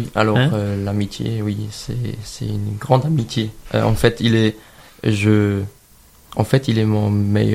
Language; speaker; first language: French; non-native, learner; German